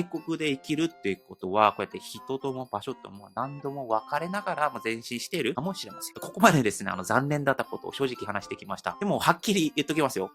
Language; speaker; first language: Japanese; non-native, fluent; Korean